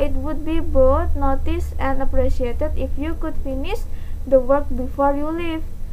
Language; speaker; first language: English; non-native, fluent; Indonesian